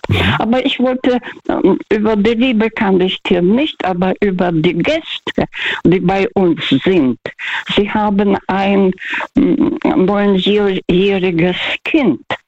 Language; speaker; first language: German; non-native, fluent; Russian